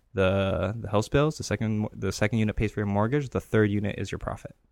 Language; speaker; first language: English; early bilingual, other home language; Greek